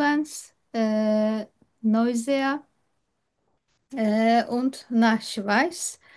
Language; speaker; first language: German; non-native, learner; Turkish